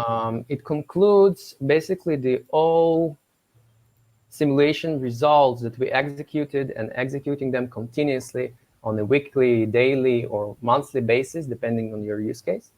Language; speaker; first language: English; non-native, fluent; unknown